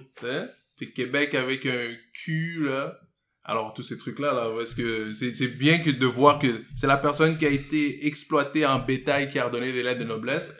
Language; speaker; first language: French; native; French